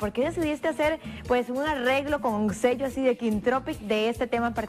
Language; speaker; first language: Spanish; native; Spanish